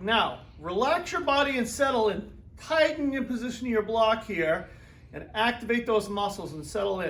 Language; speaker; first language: English; native; English